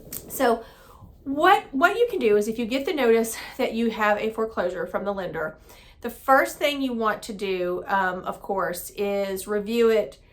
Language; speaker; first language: English; native; English